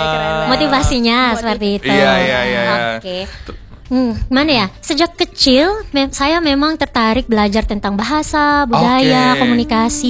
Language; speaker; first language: Indonesian; non-native, fluent; Filipino